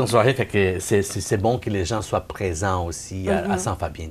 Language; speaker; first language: French; non-native, fluent; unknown